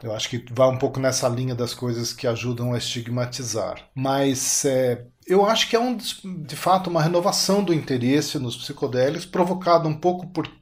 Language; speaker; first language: Portuguese; native; Portuguese